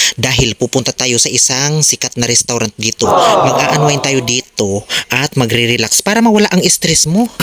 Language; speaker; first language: Filipino; native; Filipino